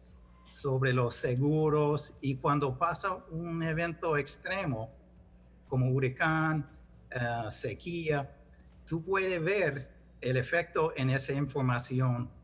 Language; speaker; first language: Spanish; non-native, fluent; English